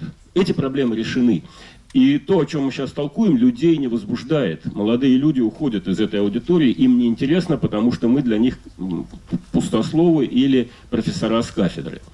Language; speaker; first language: Russian; native; Russian